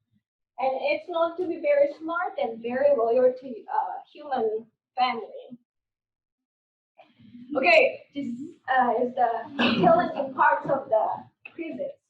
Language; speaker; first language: English; non-native, fluent; Korean